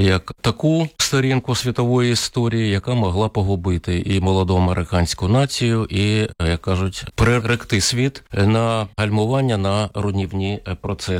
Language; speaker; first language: Ukrainian; native; Ukrainian